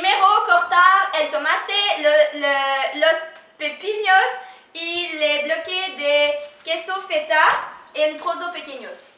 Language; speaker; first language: Spanish; non-native, learner; French